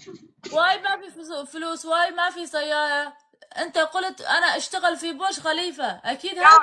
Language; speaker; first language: Arabic; non-native, learner; Kurdish